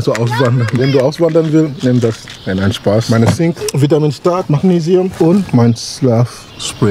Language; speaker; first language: German; non-native, learner; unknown